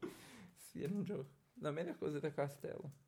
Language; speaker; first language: Italian; non-native, learner; Portuguese